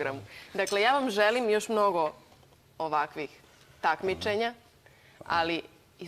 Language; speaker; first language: Bosnian; native; Bosnian